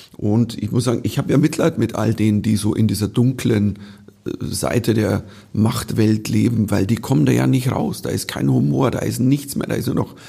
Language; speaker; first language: German; native; German